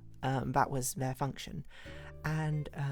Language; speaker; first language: English; native; English